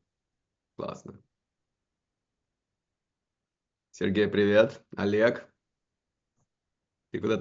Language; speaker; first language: Russian; native; Russian